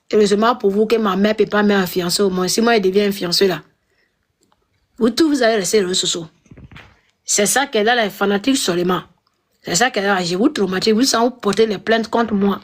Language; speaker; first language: French; non-native, local second language; Dyula